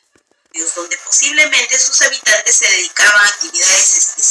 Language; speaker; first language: Spanish; native; Spanish